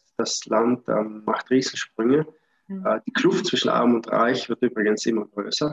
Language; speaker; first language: German; native; German